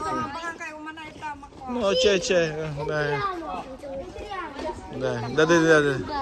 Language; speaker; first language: Italian; non-native, local second language; Filipino